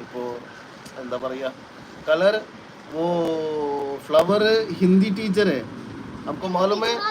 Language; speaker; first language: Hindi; non-native, local second language; Malayalam